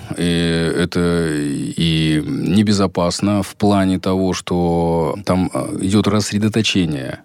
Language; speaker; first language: Russian; native; Russian